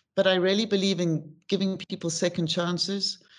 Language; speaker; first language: English; native; English